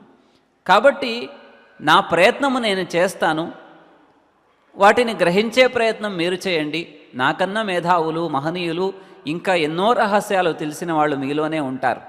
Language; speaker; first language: Telugu; native; Telugu